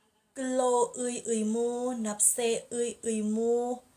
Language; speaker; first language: Korean; non-native, learner; Thai